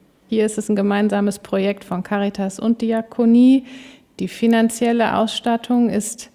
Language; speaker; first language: German; native; German